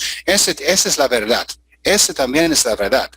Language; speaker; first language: Spanish; non-native, fluent; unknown